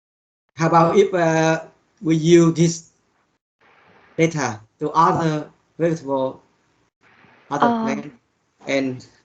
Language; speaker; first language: English; non-native, learner; Vietnamese